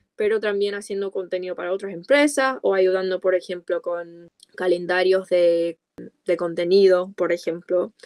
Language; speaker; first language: Spanish; non-native, fluent; English